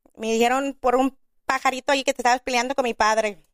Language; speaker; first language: Spanish; early bilingual, other home language; English